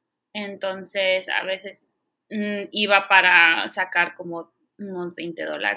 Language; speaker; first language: Spanish; early bilingual, heritage; Spanish